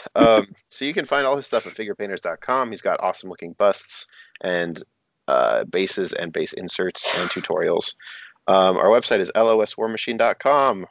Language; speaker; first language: English; native; English